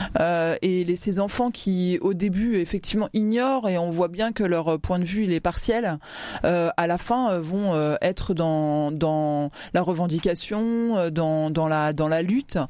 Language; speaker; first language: French; native; French